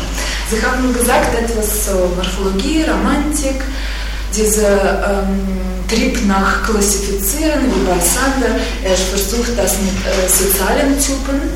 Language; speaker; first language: German; non-native, fluent; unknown